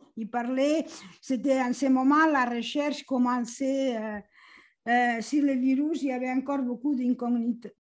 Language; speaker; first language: French; non-native, fluent; Spanish